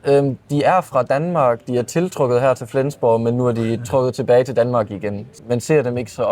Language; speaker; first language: Danish; non-native, local second language; German